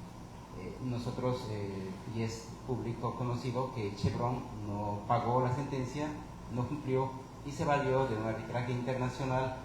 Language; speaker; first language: Spanish; native; Spanish